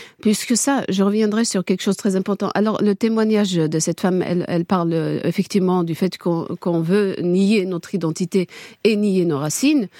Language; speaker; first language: French; non-native, local second language; Kabyle